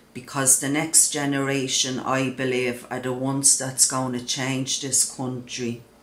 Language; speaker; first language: English; native; English